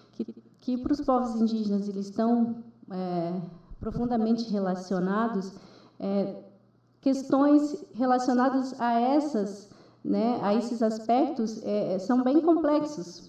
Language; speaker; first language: Portuguese; non-native, local second language; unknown